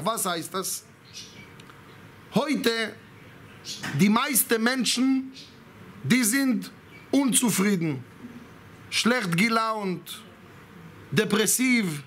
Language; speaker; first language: German; non-native, fluent; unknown